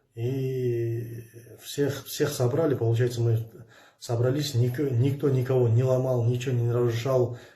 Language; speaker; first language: Russian; non-native, local second language; Kazakh